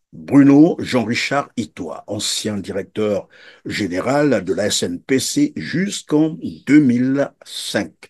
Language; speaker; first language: French; non-native, local second language; Lingala